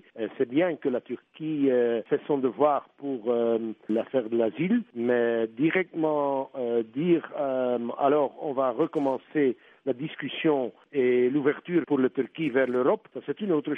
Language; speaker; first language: French; non-native, local second language; Dutch